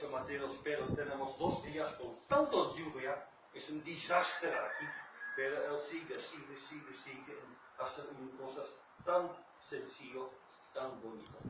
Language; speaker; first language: Spanish; non-native, learner; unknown